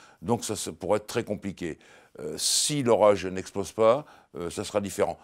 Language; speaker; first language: French; native; French